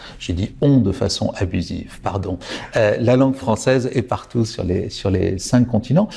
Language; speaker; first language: French; native; French